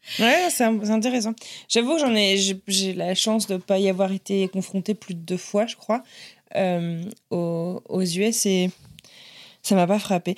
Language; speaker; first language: French; native; French